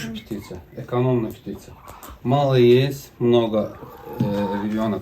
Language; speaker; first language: Russian; non-native, local second language; Azerbaijani